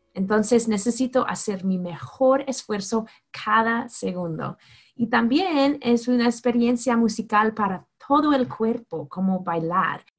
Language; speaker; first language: Spanish; non-native, fluent; English